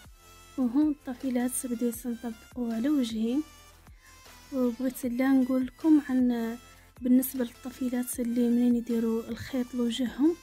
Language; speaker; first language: Arabic; native; Arabic